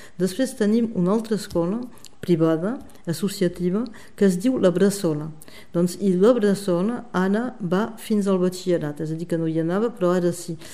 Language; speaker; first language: Catalan; native; Catalan